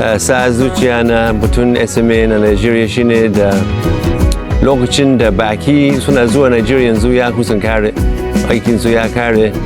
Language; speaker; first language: Hausa; non-native, fluent; English